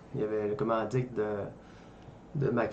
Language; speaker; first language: French; native; French